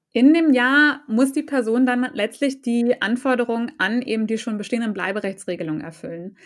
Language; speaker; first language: German; native; German